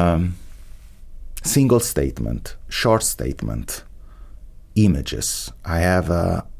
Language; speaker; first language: English; non-native, fluent; Italian